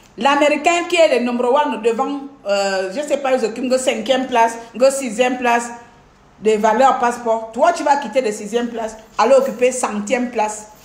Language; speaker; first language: French; non-native, local second language; Fang